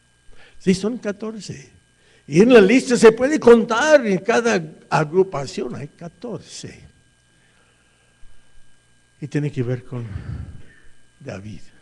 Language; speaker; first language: Spanish; non-native, fluent; English